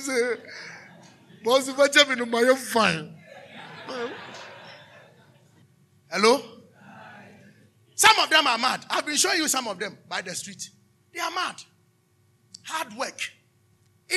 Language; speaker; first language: English; non-native, local second language; Akan